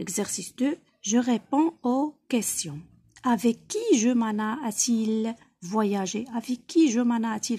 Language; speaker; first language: French; non-native, local second language; Arabic